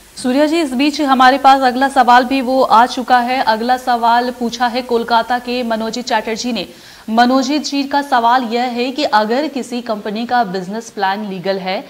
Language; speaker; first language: Hindi; native; Hindi